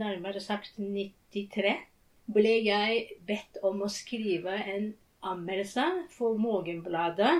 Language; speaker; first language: Norwegian; non-native, fluent; Japanese